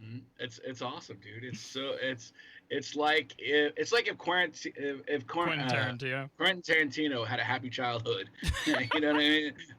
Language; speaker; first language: English; native; English